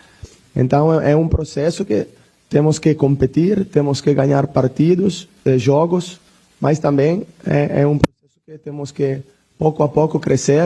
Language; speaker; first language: Portuguese; non-native, learner; Italian